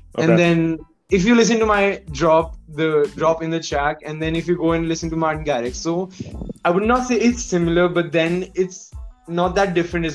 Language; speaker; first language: English; non-native, local second language; Hindi